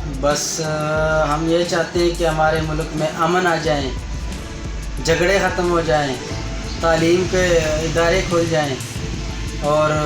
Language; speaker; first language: Hindi; non-native, local second language; Pashto